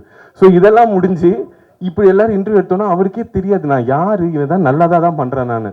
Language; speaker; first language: Tamil; native; Tamil